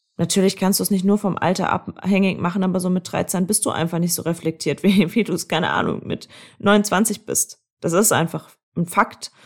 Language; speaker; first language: German; native; German